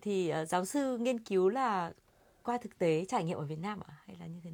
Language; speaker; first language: Vietnamese; native; Vietnamese